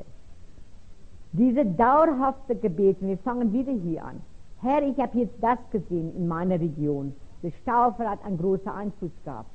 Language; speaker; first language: German; non-native, fluent; Afrikaans